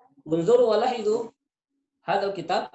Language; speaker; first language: Arabic; non-native, fluent; Indonesian